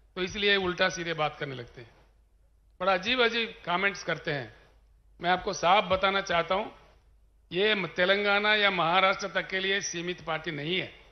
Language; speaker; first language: Hindi; non-native, local second language; Telugu